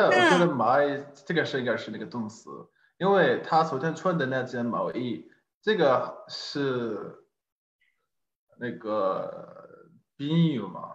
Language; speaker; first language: Chinese; non-native, fluent; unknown